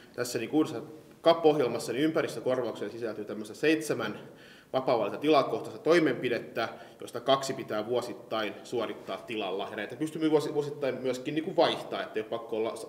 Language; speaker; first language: Finnish; non-native, local second language; Swedish